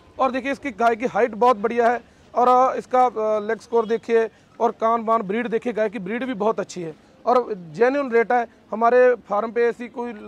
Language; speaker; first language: Hindi; non-native, local second language; Punjabi